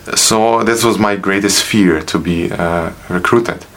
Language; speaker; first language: English; non-native, fluent; Bosnian